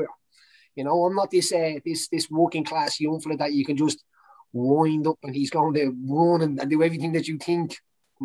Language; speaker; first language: English; native; English